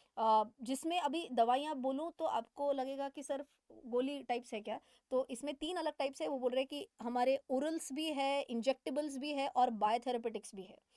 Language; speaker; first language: Hindi; non-native, local second language; Marathi